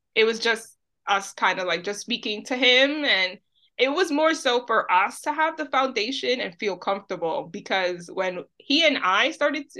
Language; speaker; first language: English; early bilingual, other home language; Spanish